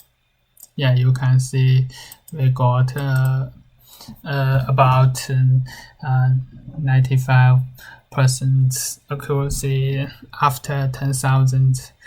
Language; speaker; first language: English; non-native, learner; Chinese